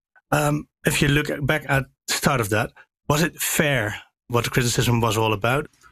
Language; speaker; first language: English; non-native, fluent; Dutch